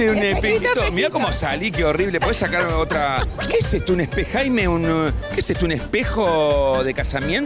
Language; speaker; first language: Spanish; native; Spanish